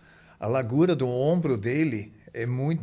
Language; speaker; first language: Portuguese; non-native, fluent; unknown